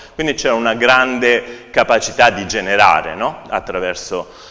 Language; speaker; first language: Italian; native; Italian